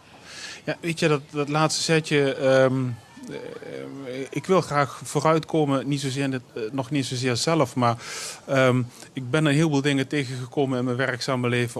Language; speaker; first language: Dutch; native; Dutch